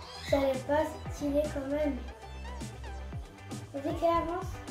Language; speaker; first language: French; native; French